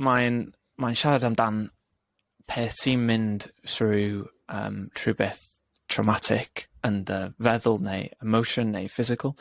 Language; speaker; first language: Welsh; non-native, local second language; English